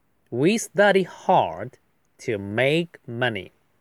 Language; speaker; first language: English; non-native, fluent; Chinese